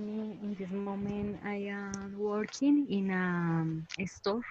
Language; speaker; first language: English; non-native, learner; Spanish